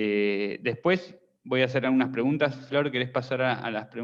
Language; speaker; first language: Spanish; native; Spanish